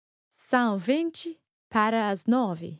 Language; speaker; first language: Portuguese; non-native, learner; English